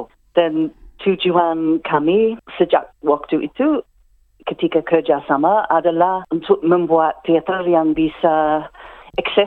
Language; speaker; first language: Indonesian; non-native, fluent; English